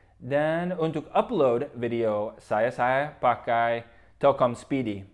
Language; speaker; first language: Indonesian; non-native, fluent; English